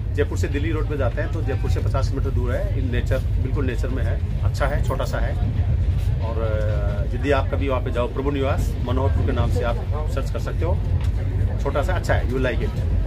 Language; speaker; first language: Hindi; native; Hindi